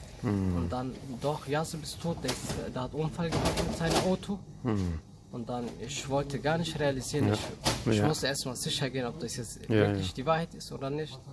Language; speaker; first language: German; early bilingual, other home language; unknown